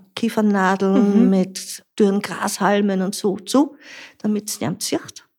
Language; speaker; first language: German; native; German